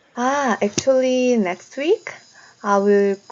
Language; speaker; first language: English; non-native, learner; Korean